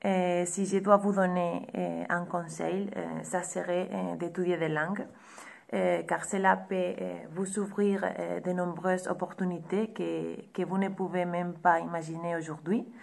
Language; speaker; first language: French; non-native, fluent; Spanish